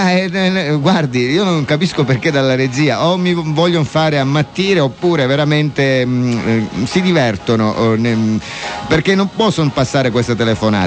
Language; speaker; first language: Italian; native; Italian